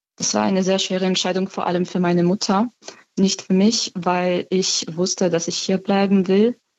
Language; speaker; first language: German; non-native, fluent; Ukrainian